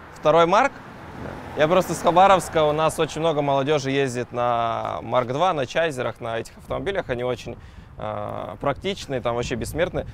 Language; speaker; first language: Russian; native; Russian